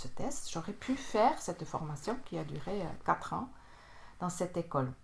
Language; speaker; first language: French; native; French